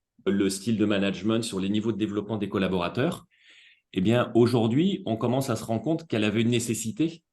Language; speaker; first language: French; native; French